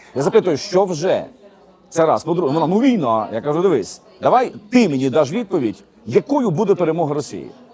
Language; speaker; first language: Ukrainian; native; Ukrainian